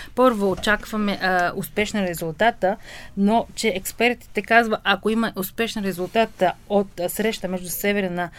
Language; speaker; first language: Bulgarian; non-native, fluent; Korean